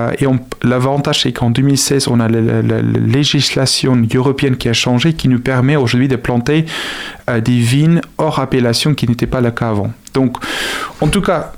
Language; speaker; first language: French; non-native, fluent; Afrikaans